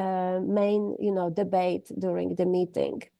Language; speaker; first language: English; non-native, fluent; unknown